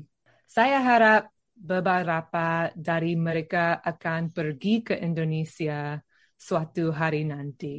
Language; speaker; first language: Indonesian; non-native, learner; English